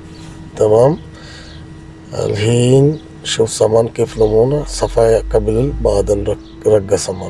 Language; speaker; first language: Arabic; non-native, learner; Bangla